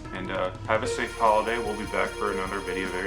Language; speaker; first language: English; native; English